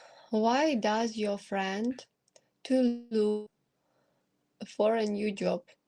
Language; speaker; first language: English; non-native, learner; Ukrainian